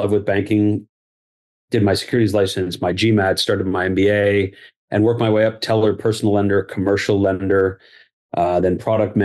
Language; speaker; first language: English; native; English